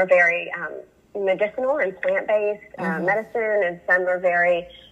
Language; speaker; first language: English; native; English